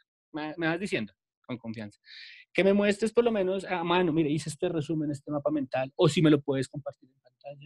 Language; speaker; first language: Spanish; native; Spanish